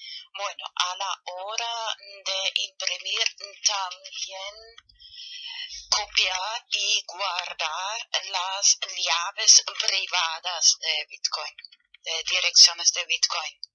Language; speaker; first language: Spanish; non-native, fluent; German